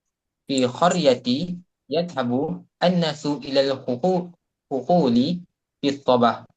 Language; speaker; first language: Arabic; non-native, learner; Malay